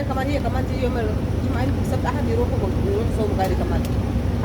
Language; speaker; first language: Arabic; native; Arabic